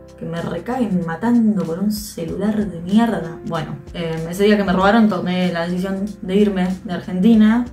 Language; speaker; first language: Spanish; native; Spanish